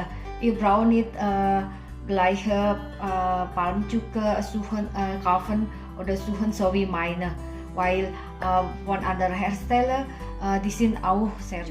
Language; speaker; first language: German; non-native, learner; Indonesian